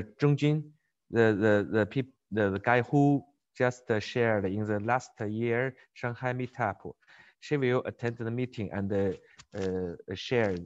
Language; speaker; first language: English; non-native, learner; Chinese